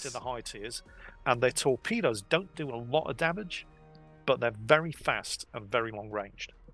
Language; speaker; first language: English; native; English